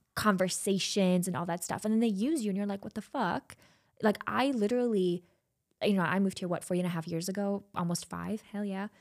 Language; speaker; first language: English; non-native, fluent; German